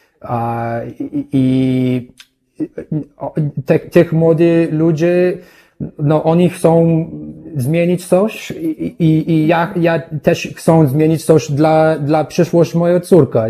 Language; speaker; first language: Polish; non-native, learner; English